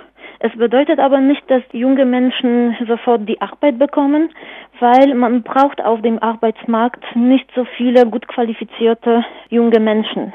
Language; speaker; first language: German; non-native, fluent; Polish